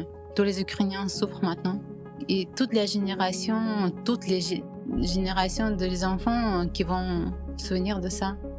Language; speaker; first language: French; non-native, fluent; Ukrainian